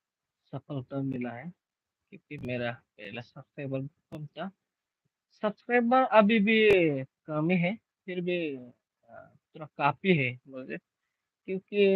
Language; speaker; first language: Hindi; non-native, local second language; Bodo